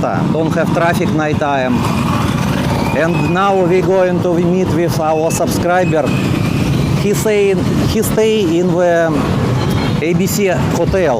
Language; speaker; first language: English; non-native, learner; Russian